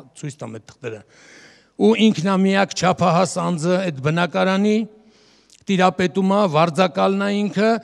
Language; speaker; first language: Armenian; native; Armenian